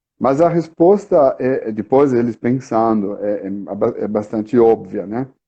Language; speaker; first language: Portuguese; non-native, fluent; Italian